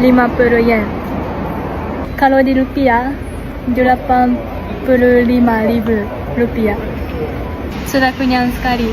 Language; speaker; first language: Indonesian; non-native, learner; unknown